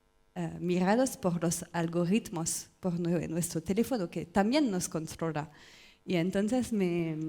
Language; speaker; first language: Spanish; non-native, learner; French